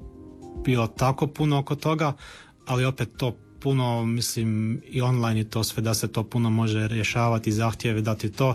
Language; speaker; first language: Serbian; early bilingual, heritage; Croatian